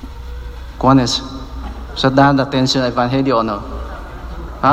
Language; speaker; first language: Spanish; non-native, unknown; Vietnamese